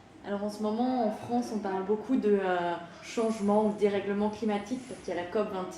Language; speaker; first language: French; native; French